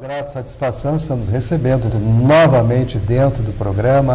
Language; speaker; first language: Portuguese; native; Portuguese